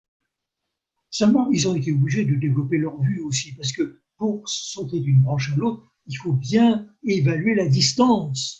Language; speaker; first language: French; native; French